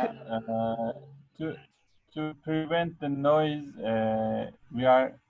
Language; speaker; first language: English; non-native, fluent; Arabic